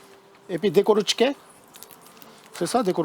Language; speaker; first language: French; non-native, learner; Japanese